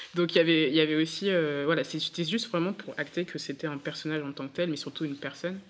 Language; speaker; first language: French; native; French